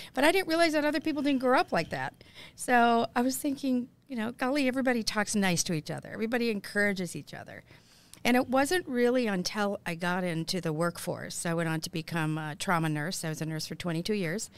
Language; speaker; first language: English; native; English